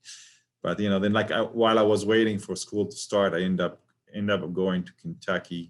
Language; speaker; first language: English; non-native, fluent; Arabic